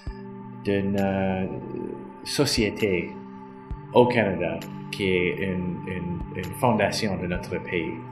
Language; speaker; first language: French; non-native, local second language; English